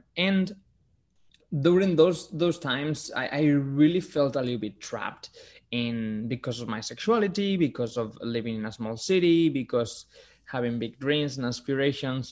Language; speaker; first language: English; non-native, fluent; Spanish